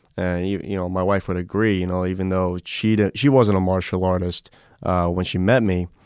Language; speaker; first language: English; native; English